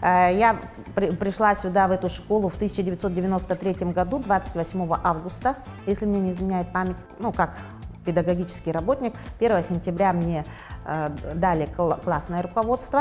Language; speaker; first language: Russian; native; Russian